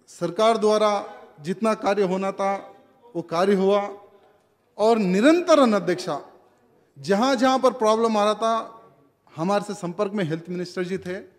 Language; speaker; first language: Hindi; non-native, local second language; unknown